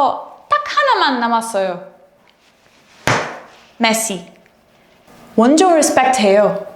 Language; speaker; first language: Korean; non-native, learner; Portuguese